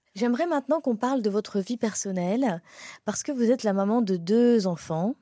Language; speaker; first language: French; native; French